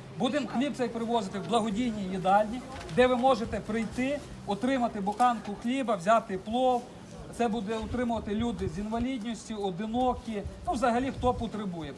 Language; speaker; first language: Ukrainian; native; Ukrainian